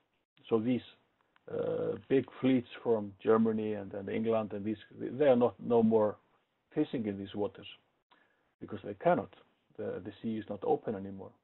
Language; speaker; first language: English; non-native, fluent; Icelandic